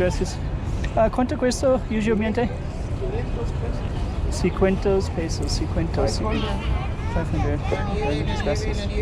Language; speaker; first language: Spanish; non-native, learner; English